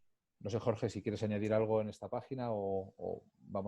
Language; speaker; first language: Spanish; native; Spanish